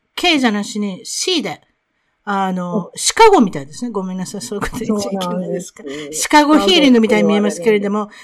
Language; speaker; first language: Japanese; native; Japanese